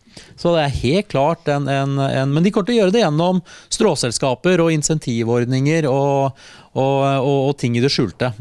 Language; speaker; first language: Norwegian; native; Norwegian